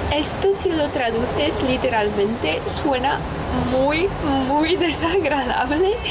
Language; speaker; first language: Spanish; non-native, fluent; English